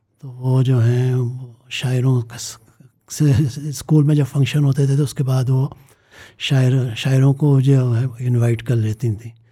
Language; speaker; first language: Urdu; native; Urdu